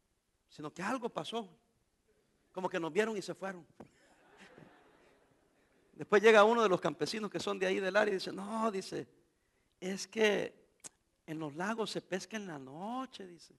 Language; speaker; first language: Spanish; native; Spanish